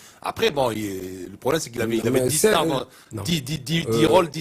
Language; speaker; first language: French; non-native, local second language; Arabic